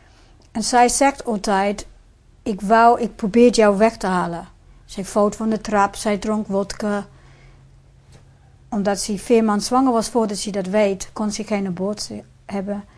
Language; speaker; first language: Dutch; non-native, fluent; English